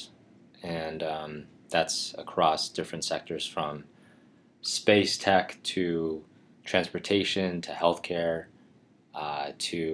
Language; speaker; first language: English; native; English